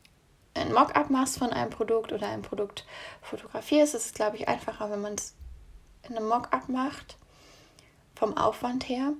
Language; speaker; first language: German; native; German